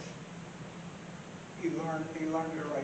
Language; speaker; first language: English; native; English